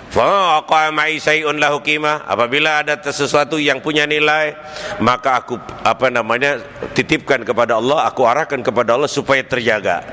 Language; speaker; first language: Indonesian; native; Indonesian